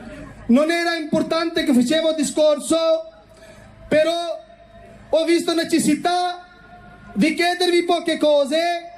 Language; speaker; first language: Italian; non-native, fluent; Urdu